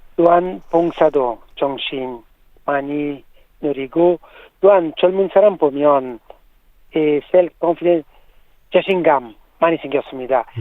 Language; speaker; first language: Korean; non-native, learner; Italian